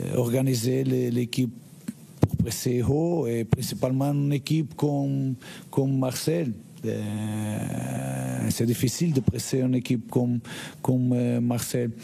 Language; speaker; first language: French; non-native, learner; Portuguese